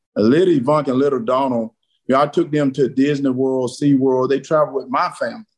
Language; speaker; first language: English; native; English